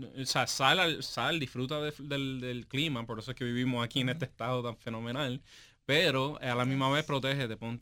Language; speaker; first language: Spanish; native; Spanish